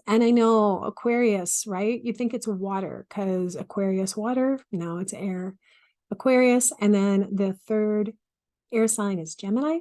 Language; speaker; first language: English; native; English